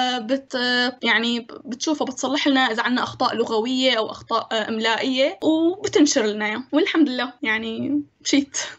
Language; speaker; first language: Arabic; native; Arabic